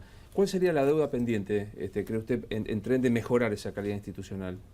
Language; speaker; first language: Spanish; native; Spanish